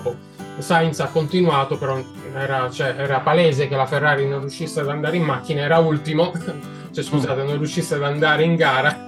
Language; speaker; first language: Italian; native; Italian